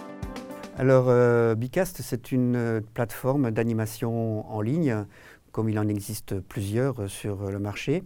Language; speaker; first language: French; native; French